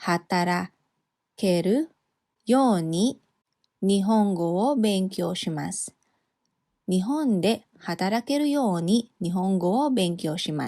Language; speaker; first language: Japanese; non-native, fluent; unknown